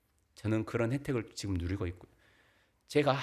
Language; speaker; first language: Korean; native; Korean